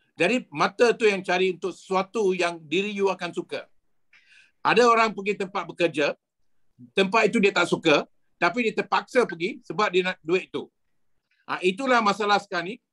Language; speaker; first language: Malay; non-native, local second language; Tamil